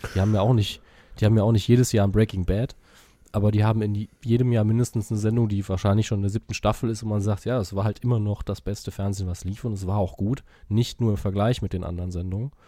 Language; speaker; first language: German; native; German